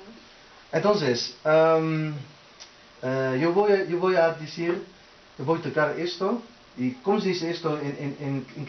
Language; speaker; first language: Spanish; early bilingual, heritage; Spanish